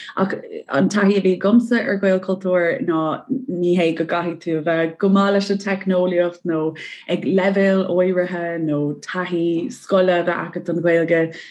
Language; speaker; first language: Irish; non-native, local second language; English